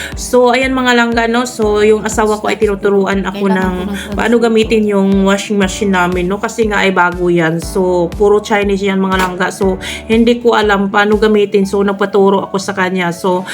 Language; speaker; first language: Filipino; non-native, local second language; Cebuano